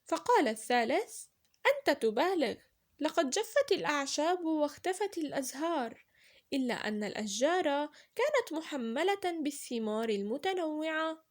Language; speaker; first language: Arabic; native; Arabic